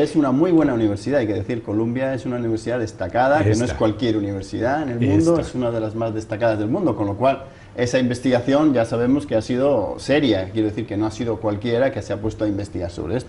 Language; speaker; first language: Spanish; native; Spanish